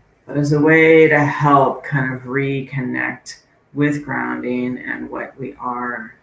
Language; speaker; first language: English; native; English